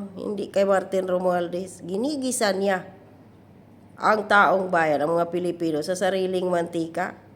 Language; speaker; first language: Filipino; non-native, local second language; Cebuano